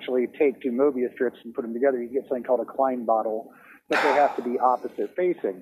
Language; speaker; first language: English; native; English